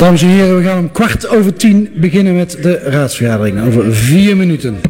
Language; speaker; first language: Dutch; native; Dutch